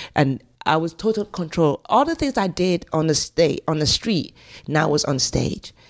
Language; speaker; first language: English; native; English